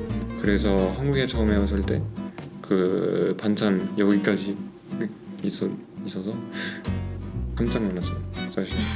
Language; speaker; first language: Korean; non-native, learner; French